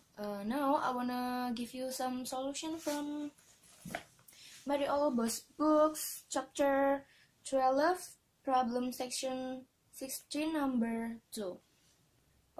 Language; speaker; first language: English; non-native, learner; Indonesian